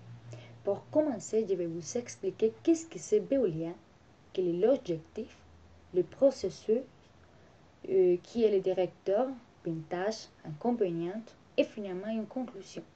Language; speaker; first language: French; non-native, learner; Spanish